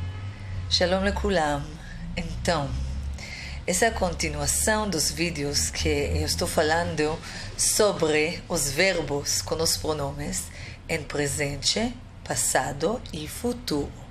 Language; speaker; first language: Portuguese; non-native, fluent; Hebrew